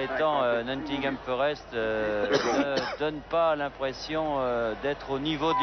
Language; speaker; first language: French; native; French